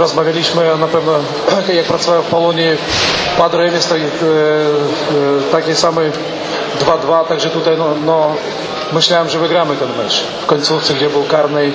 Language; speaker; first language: Polish; non-native, fluent; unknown